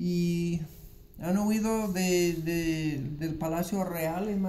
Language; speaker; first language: Spanish; non-native, fluent; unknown